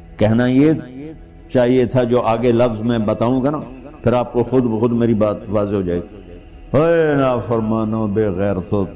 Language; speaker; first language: Urdu; non-native, local second language; Punjabi